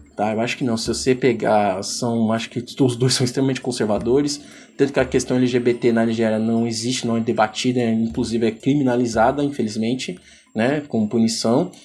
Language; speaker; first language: Portuguese; early bilingual, other home language; Igbo